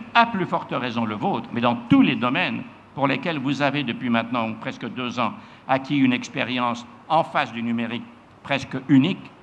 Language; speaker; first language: French; native; French